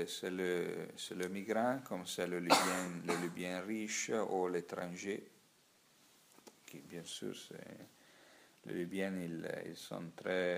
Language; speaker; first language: French; non-native, learner; Italian